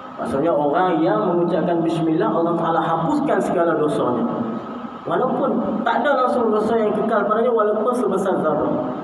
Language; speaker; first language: Malay; native; Malay